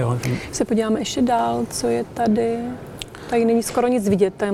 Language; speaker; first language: Czech; native; Czech